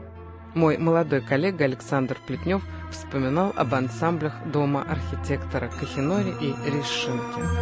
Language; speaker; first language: Russian; native; Russian